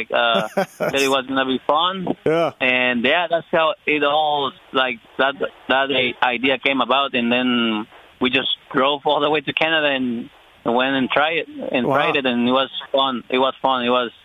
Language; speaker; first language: English; non-native, fluent; Spanish